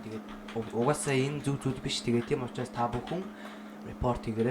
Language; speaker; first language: Mongolian; native; Mongolian